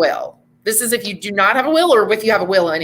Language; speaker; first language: English; native; English